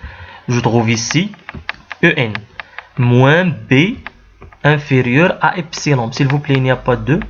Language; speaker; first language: French; non-native, local second language; Arabic